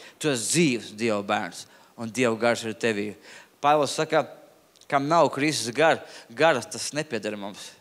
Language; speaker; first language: Latvian; non-native, local second language; Russian